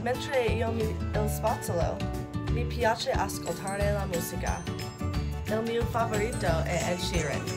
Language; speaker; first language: Italian; non-native, learner; English